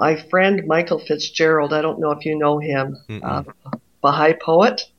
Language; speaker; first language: English; native; English